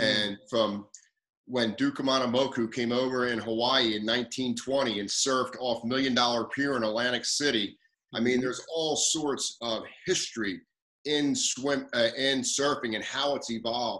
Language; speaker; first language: English; native; English